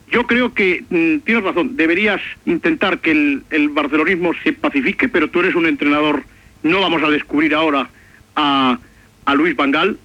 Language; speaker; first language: Spanish; native; Spanish